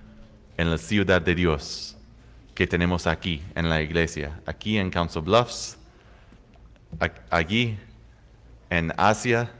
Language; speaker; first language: Spanish; non-native, fluent; English